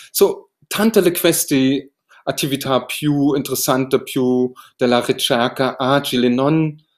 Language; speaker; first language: Italian; non-native, learner; German